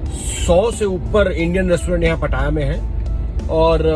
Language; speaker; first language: Hindi; native; Hindi